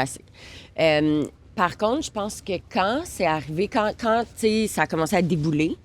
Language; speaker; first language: French; native; French